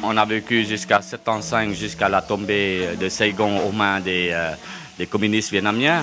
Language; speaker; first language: French; non-native, fluent; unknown